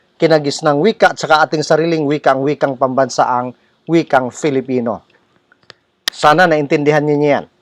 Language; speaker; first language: Filipino; non-native, local second language; Cebuano